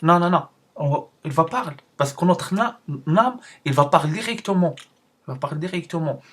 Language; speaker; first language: French; non-native, learner; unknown